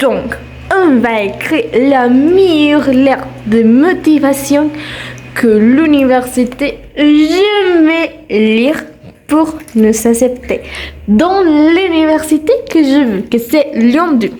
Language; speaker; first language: French; non-native, learner; Spanish